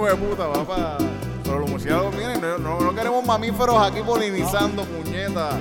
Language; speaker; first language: Spanish; native; Spanish